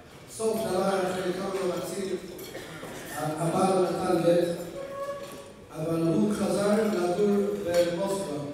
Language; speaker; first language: Hebrew; non-native, fluent; English